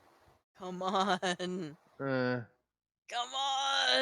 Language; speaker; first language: English; native; English